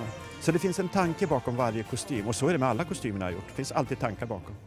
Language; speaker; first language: Swedish; native; Swedish